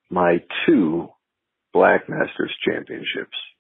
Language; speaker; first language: English; native; English